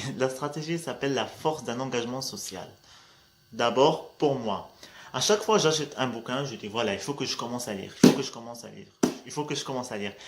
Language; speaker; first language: French; non-native, local second language; Arabic